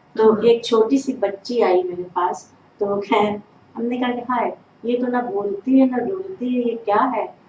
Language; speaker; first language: Urdu; native; Urdu